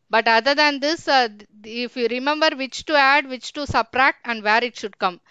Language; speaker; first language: English; non-native, local second language; Tamil